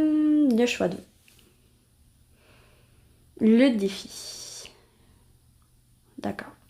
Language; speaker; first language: French; native; French